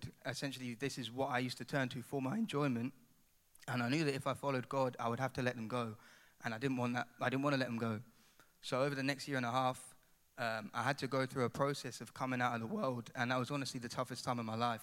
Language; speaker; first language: English; native; English